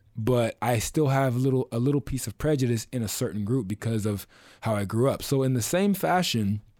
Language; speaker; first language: English; native; English